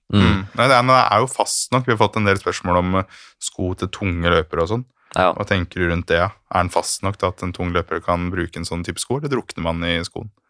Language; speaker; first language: Norwegian; native; Norwegian